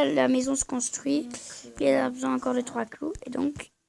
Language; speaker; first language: French; native; French